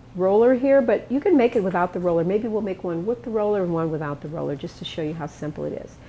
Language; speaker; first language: English; native; English